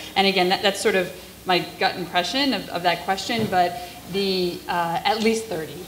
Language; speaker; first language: English; native; English